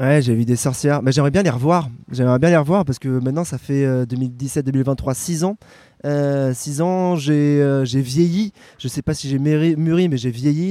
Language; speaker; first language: French; native; French